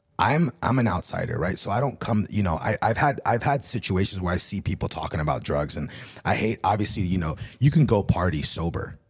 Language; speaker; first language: English; early bilingual, other home language; Spanish